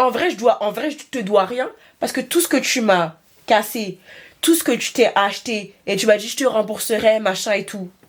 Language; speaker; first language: French; native; French